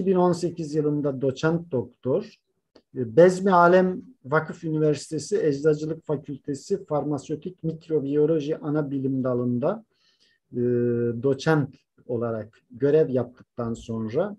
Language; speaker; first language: Turkish; native; Turkish